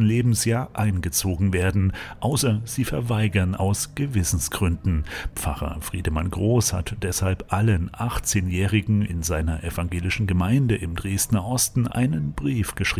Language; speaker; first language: German; native; German